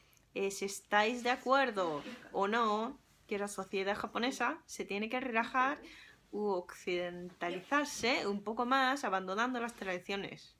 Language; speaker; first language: Spanish; non-native, fluent; Japanese